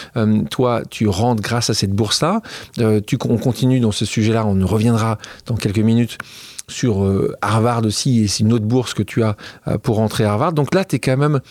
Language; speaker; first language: French; native; French